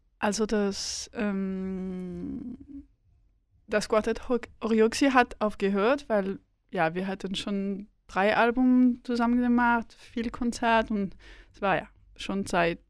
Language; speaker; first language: German; non-native, learner; French